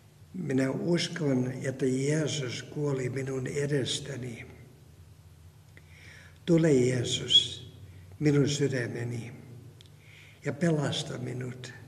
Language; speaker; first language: Finnish; non-native, fluent; Russian